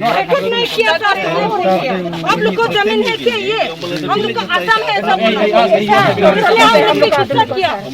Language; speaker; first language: Hindi; non-native, local second language; Khasi